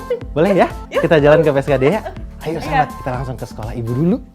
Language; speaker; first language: Indonesian; native; Indonesian